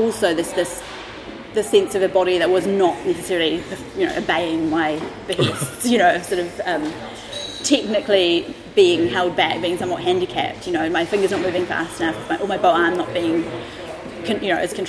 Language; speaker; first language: English; native; English